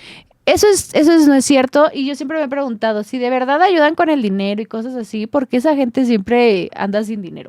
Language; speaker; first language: Spanish; native; Spanish